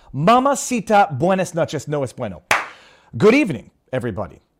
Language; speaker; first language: English; native; English